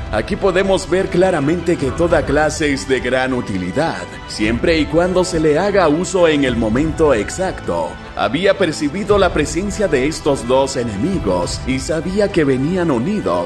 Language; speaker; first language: Spanish; native; Spanish